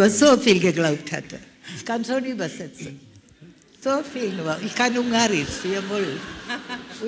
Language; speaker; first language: German; non-native, learner; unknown